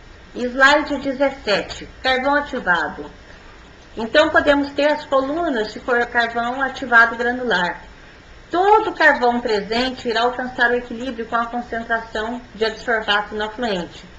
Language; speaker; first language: Portuguese; native; Portuguese